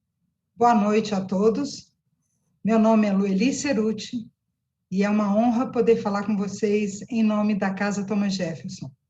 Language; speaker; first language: Portuguese; native; Portuguese